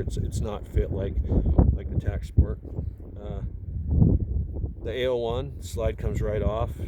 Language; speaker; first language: English; native; English